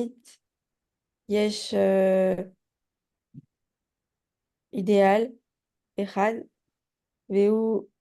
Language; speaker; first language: Hebrew; non-native, learner; French